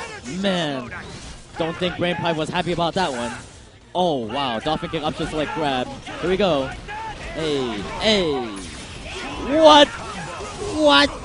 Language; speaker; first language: English; native; English